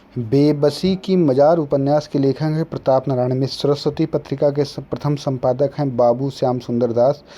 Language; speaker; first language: Hindi; native; Hindi